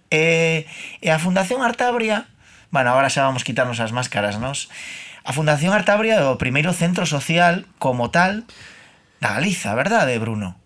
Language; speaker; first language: Galician; non-native, local second language; Spanish